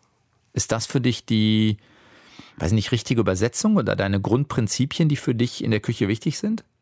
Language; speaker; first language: German; native; German